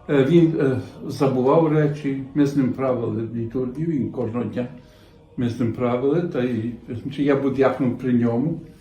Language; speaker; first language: Ukrainian; early bilingual, heritage; Ukrainian